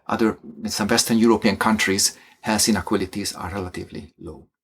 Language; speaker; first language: English; non-native, fluent; Hungarian